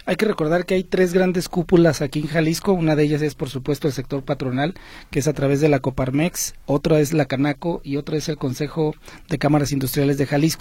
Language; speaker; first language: Spanish; native; Spanish